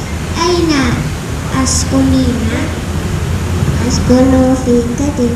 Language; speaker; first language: Arabic; non-native, learner; Indonesian